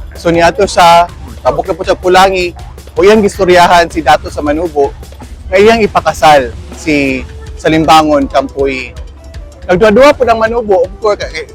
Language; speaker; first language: Cebuano; native; Cebuano